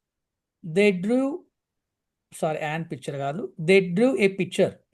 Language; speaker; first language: English; non-native, local second language; Telugu